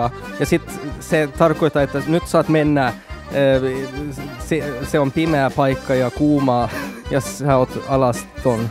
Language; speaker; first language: Finnish; non-native, learner; Swedish